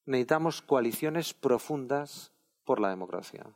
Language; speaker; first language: Spanish; non-native, local second language; Catalan